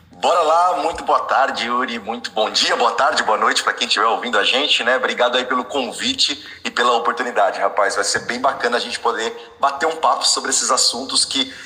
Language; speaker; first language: Portuguese; native; Portuguese